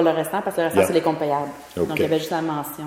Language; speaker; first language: French; native; French